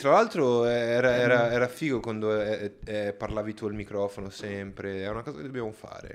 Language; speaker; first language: Italian; native; Italian